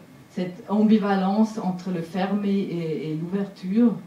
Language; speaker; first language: French; non-native, local second language; German